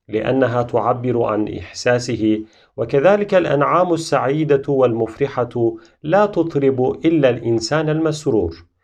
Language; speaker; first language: Arabic; non-native, fluent; Turkish